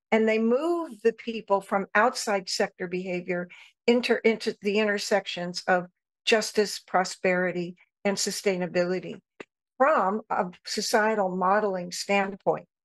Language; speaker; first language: English; native; English